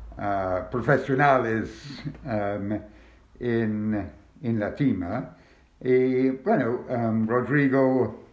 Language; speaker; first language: Spanish; non-native, learner; English